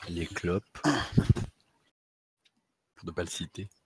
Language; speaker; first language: French; native; French